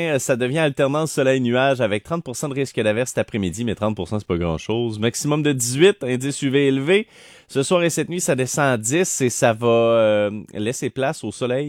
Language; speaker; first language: French; native; French